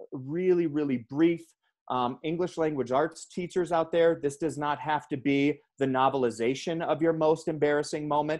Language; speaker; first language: English; native; English